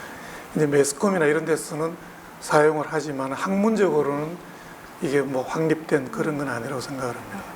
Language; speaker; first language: Korean; native; Korean